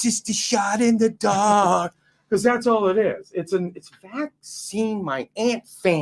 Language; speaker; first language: English; native; English